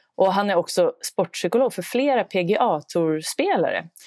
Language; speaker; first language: Swedish; native; Swedish